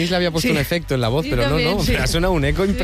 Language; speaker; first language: Spanish; native; Spanish